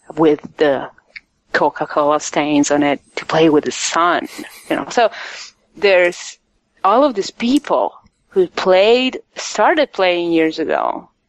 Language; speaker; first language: English; non-native, fluent; Italian